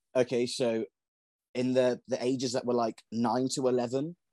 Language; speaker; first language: English; native; English